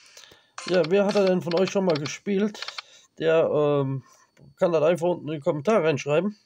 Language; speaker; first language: German; native; German